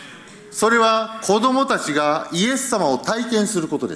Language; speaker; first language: Japanese; early bilingual, heritage; Japanese